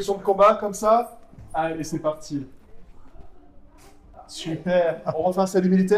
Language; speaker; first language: French; native; French